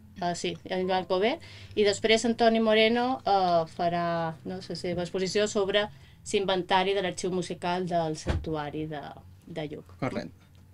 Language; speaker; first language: Catalan; native; Catalan